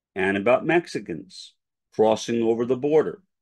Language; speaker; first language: English; native; English